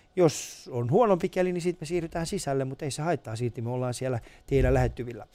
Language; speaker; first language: Finnish; early bilingual, other home language; Persian